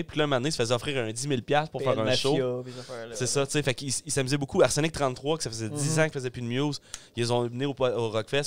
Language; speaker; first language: French; native; French